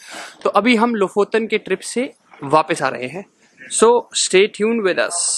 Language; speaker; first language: Hindi; native; Hindi